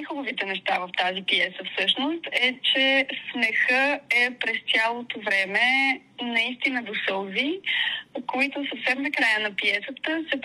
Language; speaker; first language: Bulgarian; native; Bulgarian